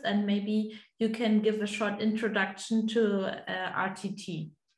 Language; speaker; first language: English; non-native, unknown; German